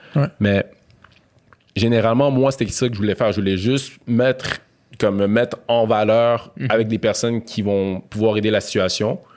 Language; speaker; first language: French; native; French